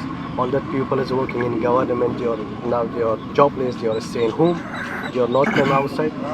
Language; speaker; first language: English; non-native, learner; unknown